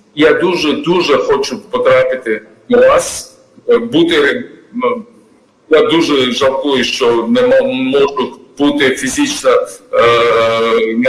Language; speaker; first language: Ukrainian; non-native, learner; Georgian